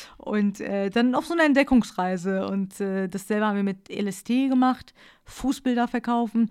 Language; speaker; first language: German; early bilingual, other home language; Persian